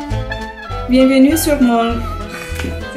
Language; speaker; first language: French; non-native, fluent; Spanish